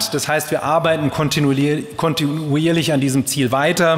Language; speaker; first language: German; native; German